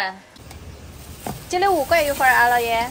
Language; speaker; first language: Chinese; non-native, fluent; Indonesian